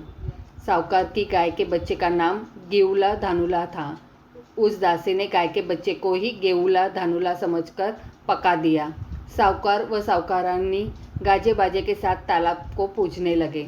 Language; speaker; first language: Hindi; native; Hindi